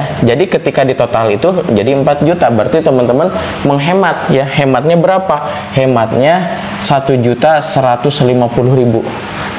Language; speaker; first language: Indonesian; non-native, local second language; Sundanese